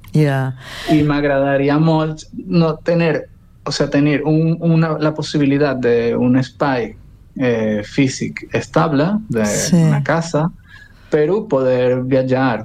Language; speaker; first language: Catalan; non-native, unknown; Spanish